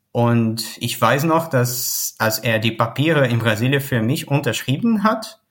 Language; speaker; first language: German; non-native, fluent; Portuguese